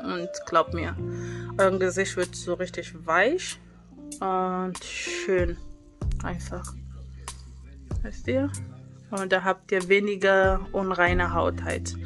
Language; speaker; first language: German; non-native, fluent; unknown